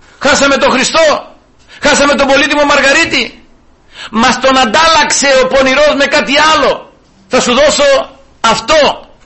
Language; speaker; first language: Greek; early bilingual, heritage; Greek